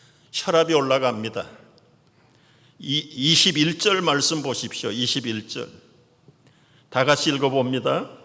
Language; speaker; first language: Korean; native; Korean